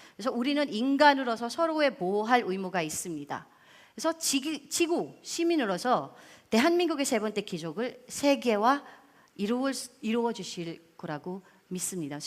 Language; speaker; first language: Korean; non-native, fluent; Filipino